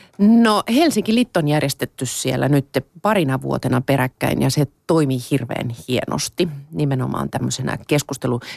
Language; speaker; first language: Finnish; non-native, local second language; Swedish